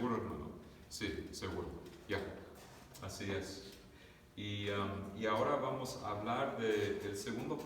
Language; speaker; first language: Spanish; early bilingual, other home language; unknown